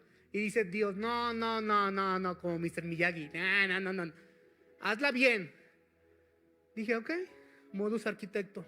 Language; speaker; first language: Spanish; native; Spanish